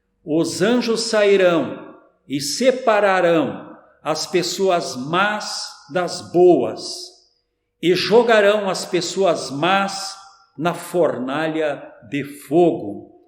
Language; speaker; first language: Portuguese; native; Portuguese